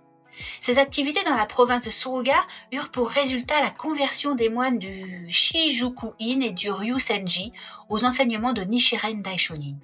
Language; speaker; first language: French; native; French